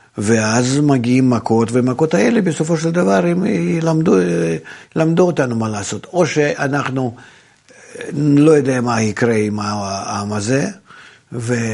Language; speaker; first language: Hebrew; non-native, fluent; Russian